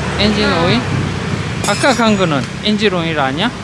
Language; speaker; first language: Korean; native; Korean